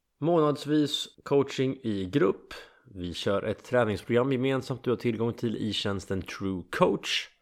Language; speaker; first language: Swedish; native; Swedish